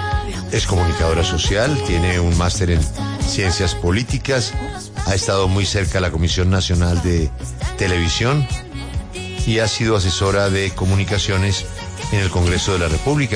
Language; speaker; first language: Spanish; native; Spanish